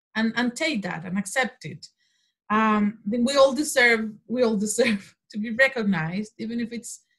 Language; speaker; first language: English; non-native, fluent; Spanish